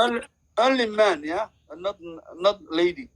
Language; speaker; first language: English; non-native, learner; Somali